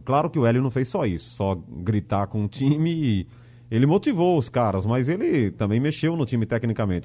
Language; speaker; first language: Portuguese; native; Portuguese